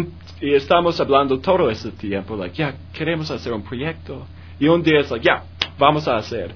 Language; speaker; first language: Spanish; non-native, learner; English